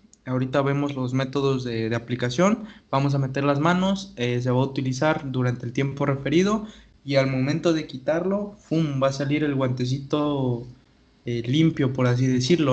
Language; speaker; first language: Spanish; native; Spanish